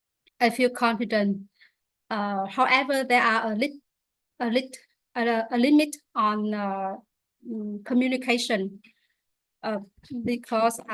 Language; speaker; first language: English; non-native, learner; Vietnamese